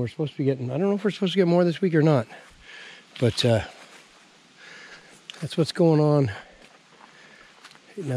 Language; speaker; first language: English; native; English